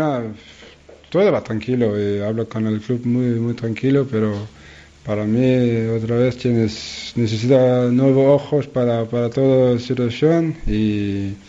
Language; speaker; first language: Spanish; non-native, learner; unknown